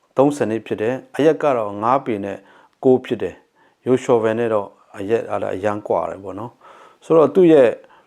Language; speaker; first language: Burmese; native; Burmese